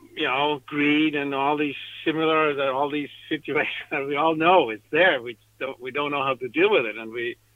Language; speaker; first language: English; non-native, fluent; Icelandic